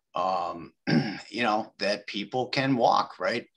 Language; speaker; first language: English; native; English